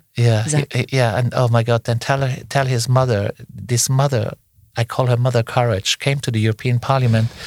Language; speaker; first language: English; non-native, fluent; Luxembourgish